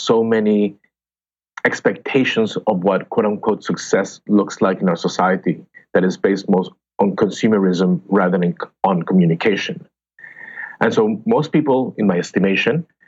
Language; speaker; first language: English; non-native, fluent; Spanish